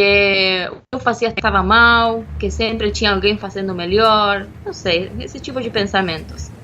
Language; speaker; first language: Portuguese; non-native, fluent; Spanish